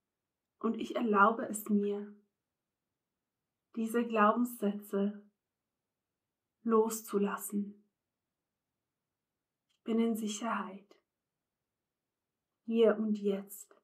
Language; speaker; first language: German; non-native, fluent; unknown